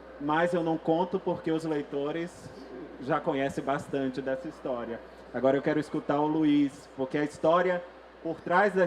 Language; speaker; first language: Portuguese; native; Portuguese